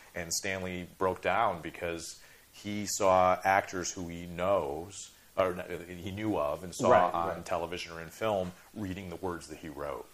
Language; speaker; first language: English; native; English